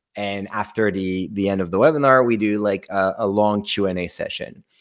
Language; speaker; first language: English; non-native, fluent; French